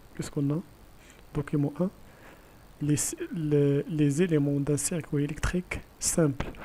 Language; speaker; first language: French; non-native, local second language; Arabic